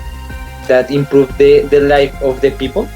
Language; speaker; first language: English; non-native, learner; Spanish